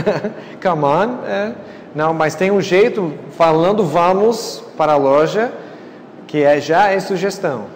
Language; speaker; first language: Portuguese; non-native, fluent; English